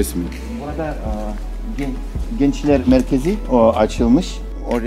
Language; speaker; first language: Turkish; non-native, fluent; Russian